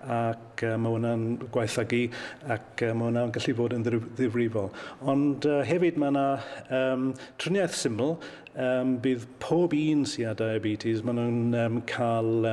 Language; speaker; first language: Welsh; native; Welsh